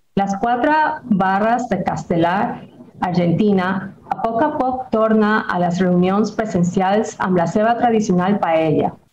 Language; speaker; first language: Catalan; non-native, fluent; Spanish